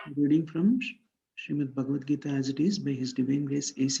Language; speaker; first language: English; non-native, local second language; Telugu